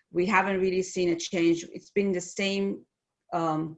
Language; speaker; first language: English; non-native, fluent; Persian